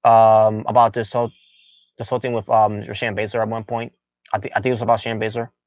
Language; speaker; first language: English; native; English